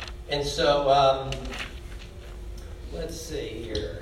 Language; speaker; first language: English; native; English